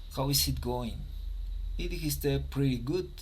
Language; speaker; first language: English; non-native, fluent; Spanish